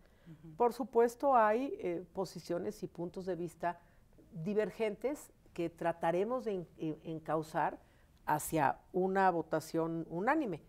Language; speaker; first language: Spanish; native; Spanish